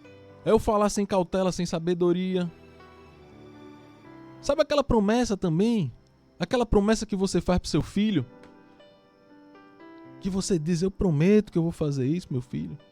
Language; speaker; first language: Portuguese; native; Portuguese